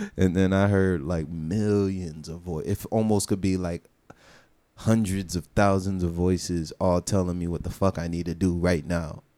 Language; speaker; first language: English; early bilingual, other home language; Haitian Creole